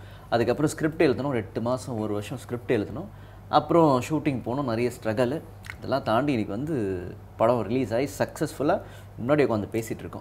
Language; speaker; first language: Tamil; native; Tamil